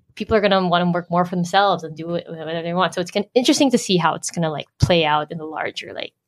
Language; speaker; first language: English; native; English